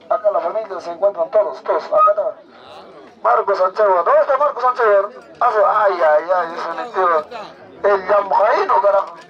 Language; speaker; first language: Spanish; native; Spanish